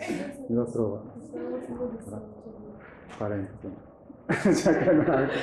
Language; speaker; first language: Bulgarian; non-native, learner; Japanese